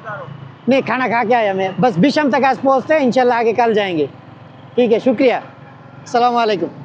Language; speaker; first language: Hindi; non-native, fluent; Bangla